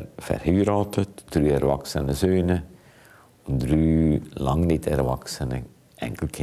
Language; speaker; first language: German; non-native, fluent; Hungarian